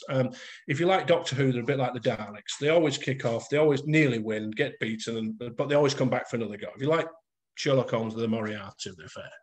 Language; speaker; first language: English; native; English